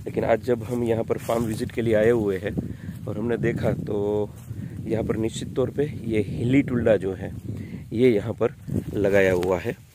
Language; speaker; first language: Hindi; non-native, local second language; Gujarati